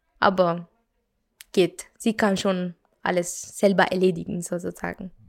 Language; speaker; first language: German; non-native, learner; Arabic